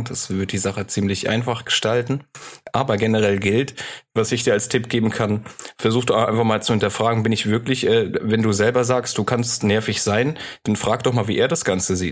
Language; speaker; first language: German; native; German